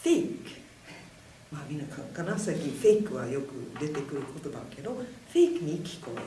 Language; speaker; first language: Japanese; non-native, fluent; English